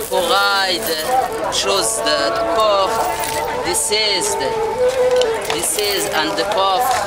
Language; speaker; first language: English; non-native, learner; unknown